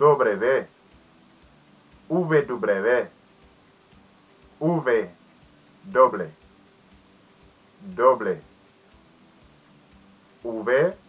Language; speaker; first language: Spanish; non-native, learner; Haitian Creole